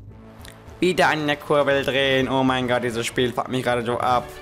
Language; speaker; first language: German; native; German